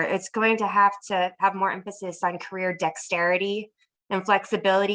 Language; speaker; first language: English; native; English